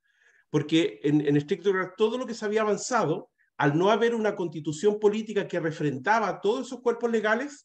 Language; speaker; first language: Spanish; native; Spanish